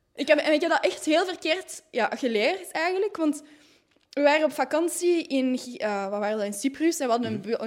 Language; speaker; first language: Dutch; non-native, local second language; French